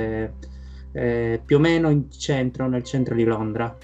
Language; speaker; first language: Italian; native; Italian